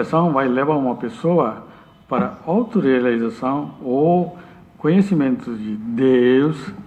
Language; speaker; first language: Portuguese; non-native, learner; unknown